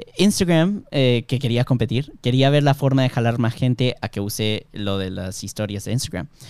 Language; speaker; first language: Spanish; early bilingual, heritage; Spanish